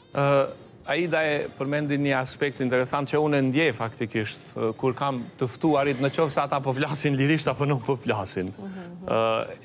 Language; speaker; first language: Albanian; native; Albanian